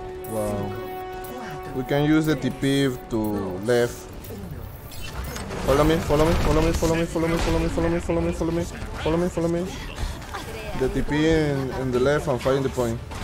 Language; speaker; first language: English; non-native, learner; Spanish